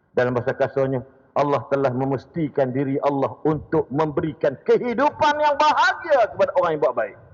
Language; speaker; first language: Malay; native; Malay